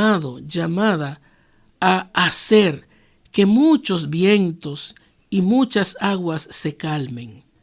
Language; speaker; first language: Spanish; native; Spanish